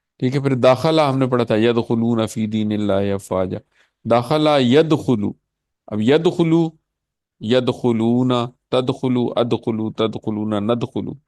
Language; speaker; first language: Urdu; native; Urdu